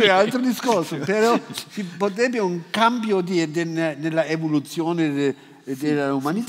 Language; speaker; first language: Italian; non-native, fluent; German